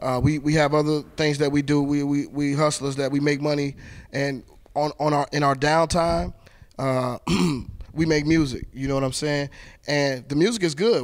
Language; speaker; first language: English; native; English